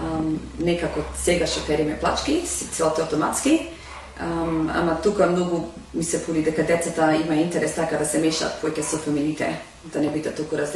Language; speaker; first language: Macedonian; early bilingual, heritage; Macedonian